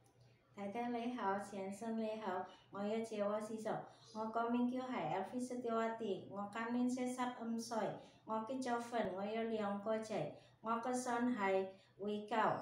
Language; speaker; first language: Cantonese; non-native, learner; Indonesian